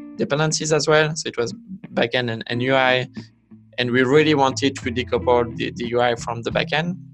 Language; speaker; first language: English; non-native, fluent; French